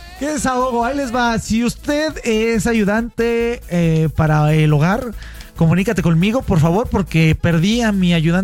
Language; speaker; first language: Spanish; native; Spanish